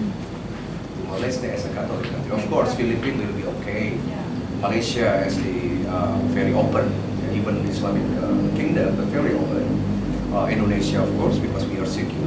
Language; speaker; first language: English; non-native, learner; Indonesian